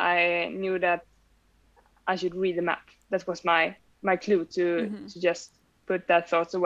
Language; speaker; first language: English; non-native, fluent; Swedish